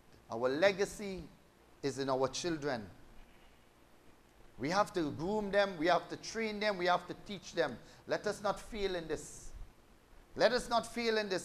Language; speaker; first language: English; native; English